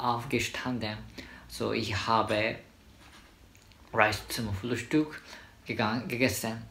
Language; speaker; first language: German; non-native, learner; Japanese